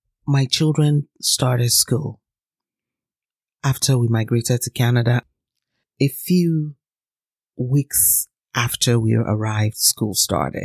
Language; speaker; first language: English; non-native, local second language; Yoruba